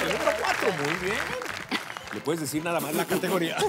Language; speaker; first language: Spanish; native; Spanish